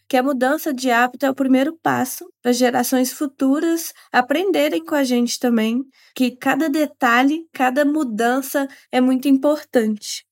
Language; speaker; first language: Portuguese; native; Portuguese